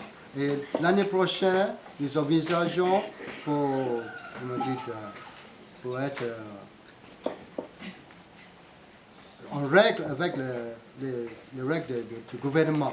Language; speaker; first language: French; non-native, learner; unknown